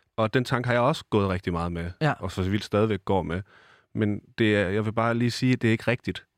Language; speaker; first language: Danish; native; Danish